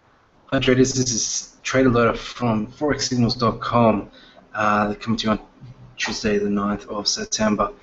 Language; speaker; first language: English; native; English